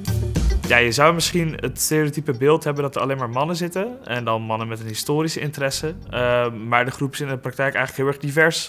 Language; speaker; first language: Dutch; native; Dutch